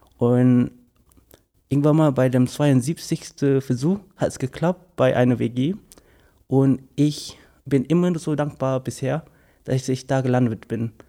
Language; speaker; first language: German; non-native, fluent; English